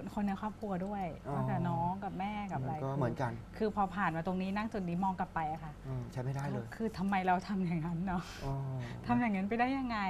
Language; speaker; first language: Thai; native; Thai